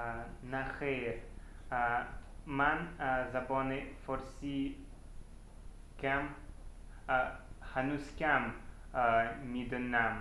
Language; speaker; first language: Persian; non-native, learner; Russian